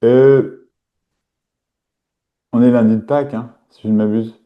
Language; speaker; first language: French; native; French